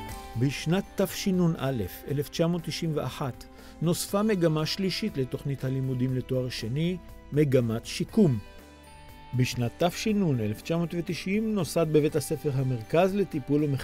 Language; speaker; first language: Hebrew; native; Hebrew